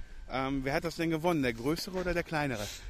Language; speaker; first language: German; native; German